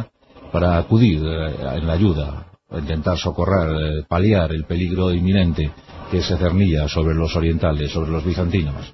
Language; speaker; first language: Spanish; native; Spanish